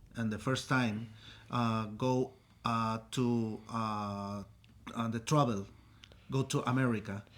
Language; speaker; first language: English; non-native, learner; Spanish